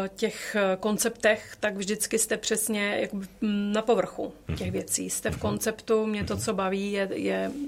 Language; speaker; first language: Czech; native; Czech